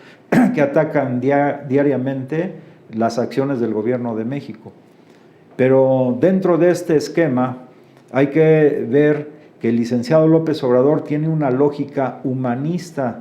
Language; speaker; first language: Spanish; native; Spanish